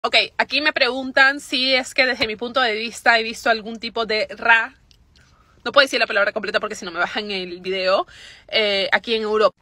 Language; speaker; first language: Spanish; native; Spanish